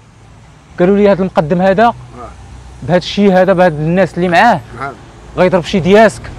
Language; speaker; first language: Arabic; native; Arabic